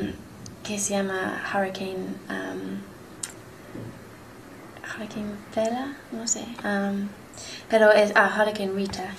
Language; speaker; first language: Spanish; non-native, learner; English